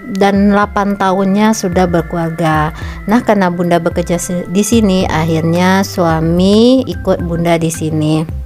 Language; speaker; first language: Indonesian; non-native, local second language; Minangkabau